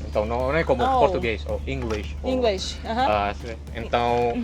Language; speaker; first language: Portuguese; non-native, fluent; Indonesian